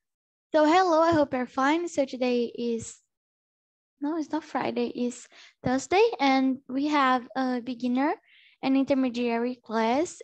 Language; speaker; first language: English; non-native, learner; Portuguese